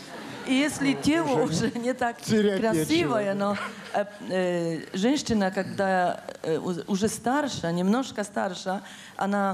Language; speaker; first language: Russian; non-native, fluent; Polish